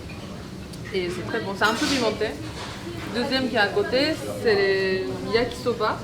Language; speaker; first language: French; non-native, fluent; Japanese